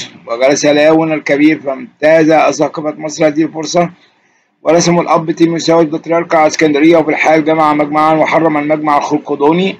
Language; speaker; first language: Arabic; native; Arabic